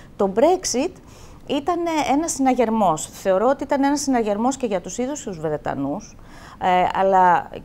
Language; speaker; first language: Greek; native; Greek